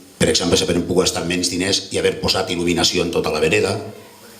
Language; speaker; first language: Catalan; native; Catalan